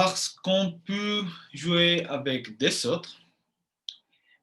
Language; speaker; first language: French; non-native, fluent; Spanish